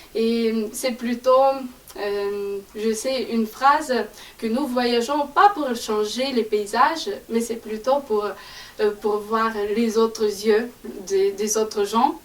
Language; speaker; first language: French; non-native, fluent; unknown